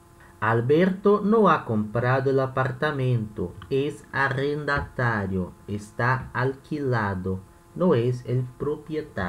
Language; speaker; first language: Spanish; non-native, fluent; Portuguese